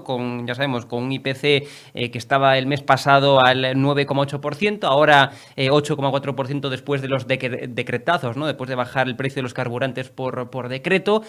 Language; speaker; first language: Spanish; native; Spanish